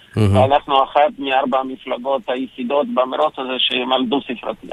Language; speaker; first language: Hebrew; early bilingual, other home language; Ukrainian